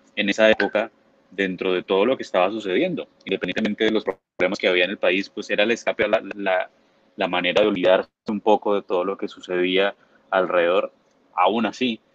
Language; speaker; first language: Spanish; native; Spanish